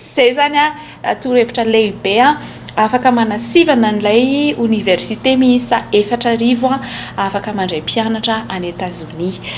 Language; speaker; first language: Malagasy; native; Malagasy